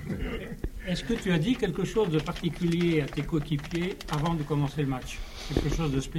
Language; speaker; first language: French; native; French